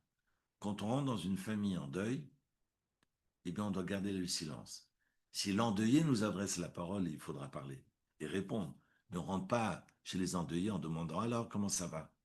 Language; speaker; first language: French; native; French